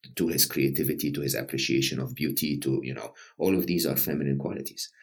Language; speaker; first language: English; non-native, fluent; Arabic